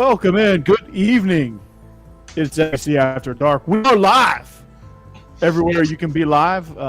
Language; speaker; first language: English; native; English